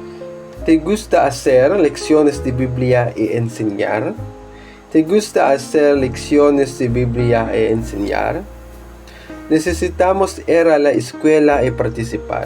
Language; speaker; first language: Spanish; non-native, learner; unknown